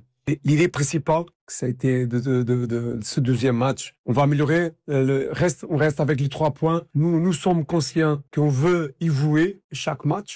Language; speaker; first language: French; non-native, fluent; Portuguese